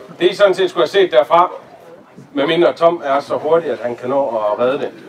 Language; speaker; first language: Danish; native; Danish